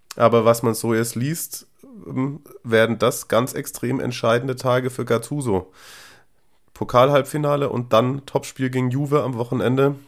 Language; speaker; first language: German; native; German